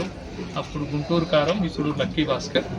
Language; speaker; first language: Telugu; native; Telugu